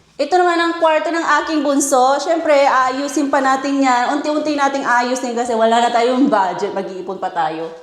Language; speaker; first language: Filipino; native; Filipino